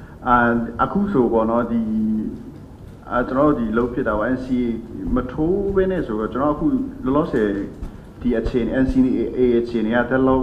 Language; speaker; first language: Burmese; non-native, local second language; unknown